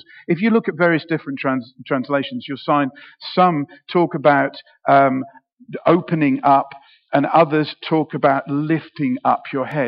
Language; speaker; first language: English; native; English